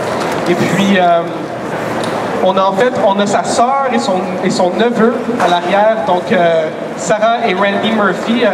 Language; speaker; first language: French; native; French